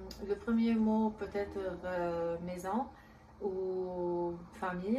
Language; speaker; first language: French; non-native, local second language; Arabic